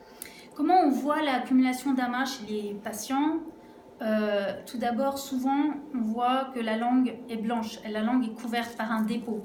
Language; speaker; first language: French; native; French